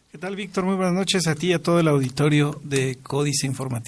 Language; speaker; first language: Spanish; native; Spanish